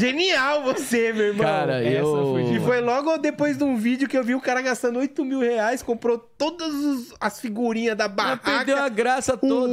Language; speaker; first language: Portuguese; native; Portuguese